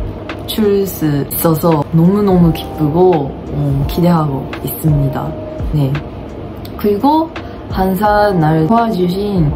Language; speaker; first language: Korean; non-native, fluent; Japanese